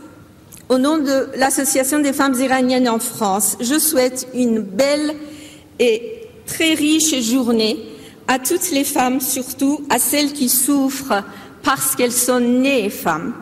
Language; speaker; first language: French; non-native, fluent; Persian